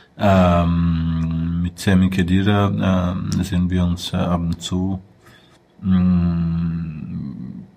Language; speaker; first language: German; non-native, fluent; Portuguese